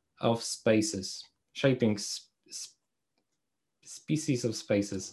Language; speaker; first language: English; non-native, fluent; Polish